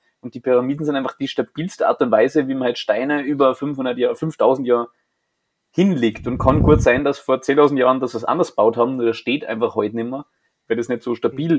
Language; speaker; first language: German; native; German